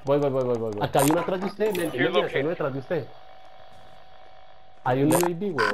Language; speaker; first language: Spanish; native; Spanish